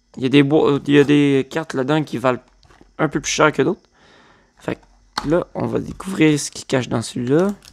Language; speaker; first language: French; native; French